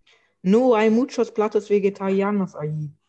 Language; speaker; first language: Spanish; non-native, learner; German